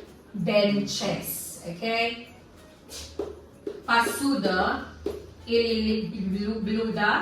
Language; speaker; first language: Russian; non-native, learner; Filipino